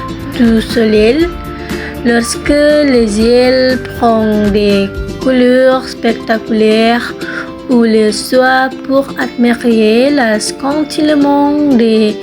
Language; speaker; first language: French; non-native, learner; Indonesian